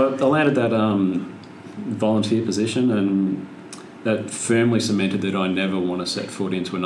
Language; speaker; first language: English; native; English